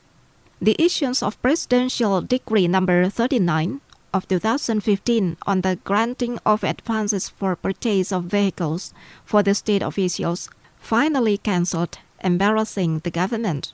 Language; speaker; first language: English; non-native, fluent; Indonesian